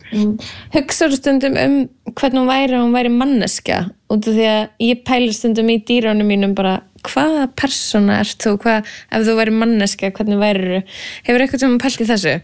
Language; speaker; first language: Icelandic; native; Icelandic